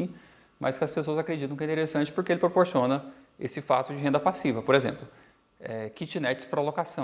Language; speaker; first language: Portuguese; native; Portuguese